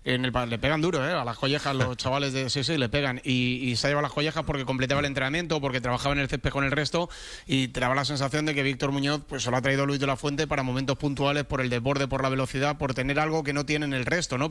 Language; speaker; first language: Spanish; native; Spanish